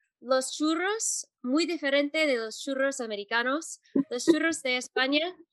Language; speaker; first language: Spanish; non-native, fluent; English